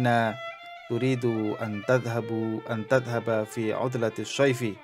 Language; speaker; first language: Arabic; non-native, fluent; Indonesian